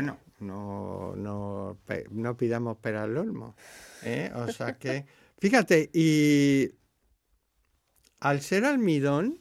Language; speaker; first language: Spanish; native; Spanish